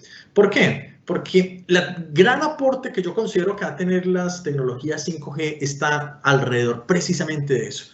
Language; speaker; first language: Spanish; native; Spanish